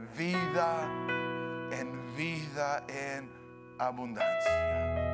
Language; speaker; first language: Spanish; early bilingual, heritage; Spanish